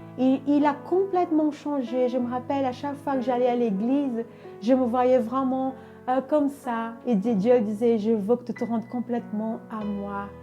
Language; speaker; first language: French; non-native, fluent; Portuguese